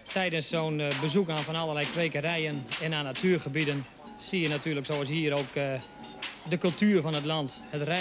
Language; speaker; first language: Dutch; native; Dutch